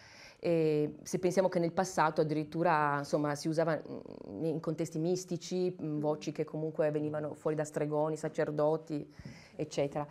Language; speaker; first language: Italian; native; Italian